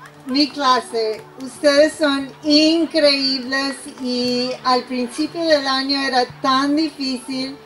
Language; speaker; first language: Spanish; non-native, fluent; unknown